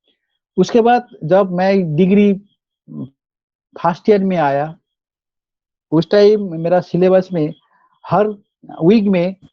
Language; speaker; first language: Hindi; non-native, local second language; Bangla